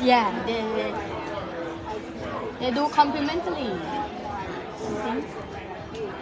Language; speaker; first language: English; non-native, learner; Thai